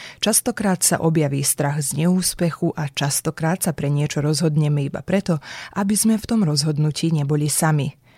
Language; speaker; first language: Slovak; early bilingual, heritage; Slovak